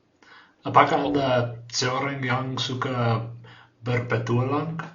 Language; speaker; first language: Indonesian; non-native, learner; English